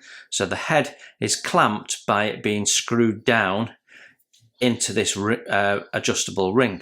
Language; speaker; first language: English; native; English